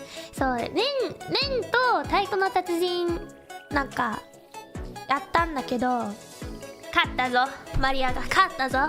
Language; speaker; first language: Japanese; non-native, learner; English